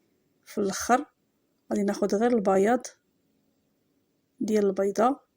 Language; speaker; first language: Arabic; native; Arabic